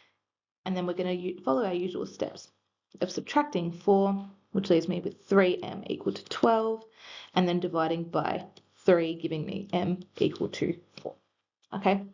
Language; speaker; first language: English; native; English